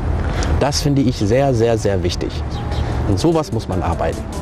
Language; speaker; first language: German; early bilingual, other home language; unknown